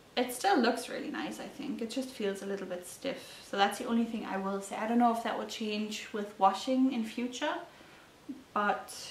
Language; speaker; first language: English; non-native, fluent; German